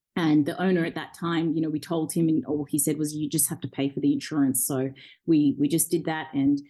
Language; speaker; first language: English; early bilingual, other home language; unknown